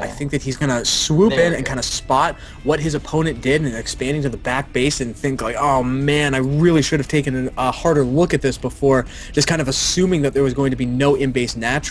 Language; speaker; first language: English; native; English